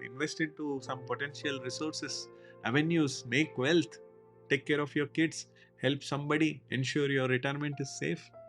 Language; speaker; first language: English; non-native, local second language; Hindi